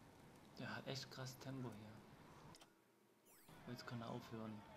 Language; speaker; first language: German; native; German